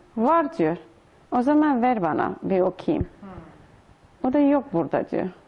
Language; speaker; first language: Turkish; non-native, learner; Russian